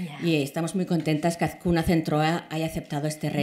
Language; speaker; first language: Spanish; native; Spanish